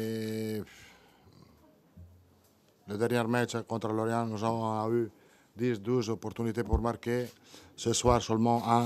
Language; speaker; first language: French; non-native, learner; Italian